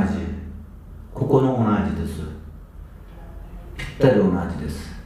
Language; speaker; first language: Japanese; non-native, learner; Turkish